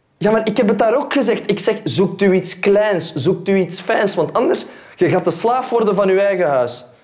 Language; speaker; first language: Dutch; native; Dutch